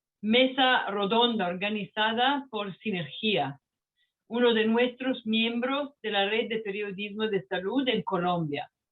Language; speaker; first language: Spanish; non-native, fluent; Italian